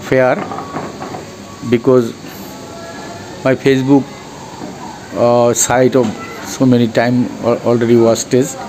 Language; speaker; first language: English; non-native, learner; Bangla